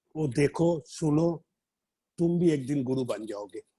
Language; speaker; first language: Hindi; non-native, local second language; Bangla